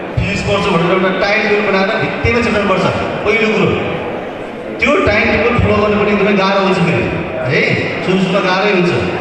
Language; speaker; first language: Nepali; native; Nepali